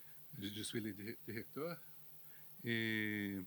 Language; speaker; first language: French; non-native, fluent; Portuguese